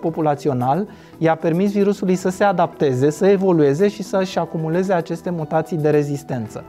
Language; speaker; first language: Romanian; native; Romanian